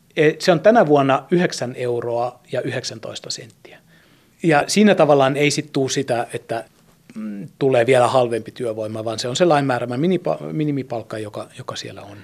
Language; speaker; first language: Finnish; early bilingual, heritage; German